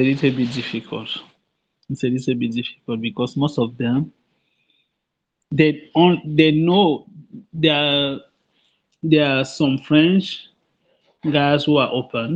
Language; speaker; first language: English; non-native, local second language; French